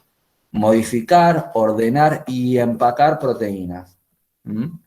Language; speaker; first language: Spanish; native; Spanish